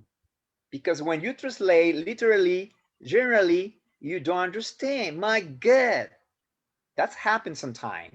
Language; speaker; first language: English; non-native, fluent; Spanish